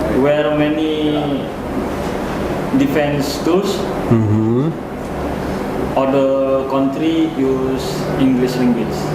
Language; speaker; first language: English; non-native, learner; Indonesian